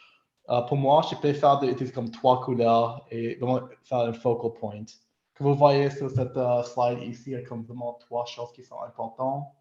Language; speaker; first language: French; non-native, local second language; English